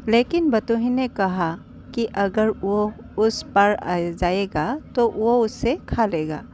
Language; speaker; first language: Hindi; non-native, local second language; Assamese